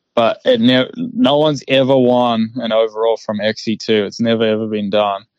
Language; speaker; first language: English; native; English